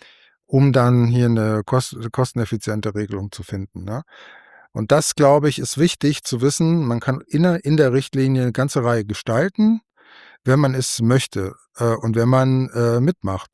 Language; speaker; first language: German; native; German